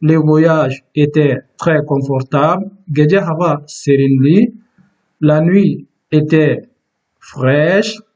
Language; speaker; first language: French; non-native, fluent; Turkish